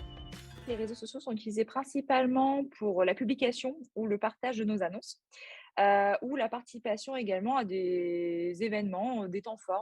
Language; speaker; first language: French; native; French